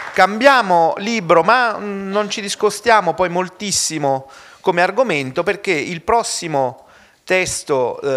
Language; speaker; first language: Italian; native; Italian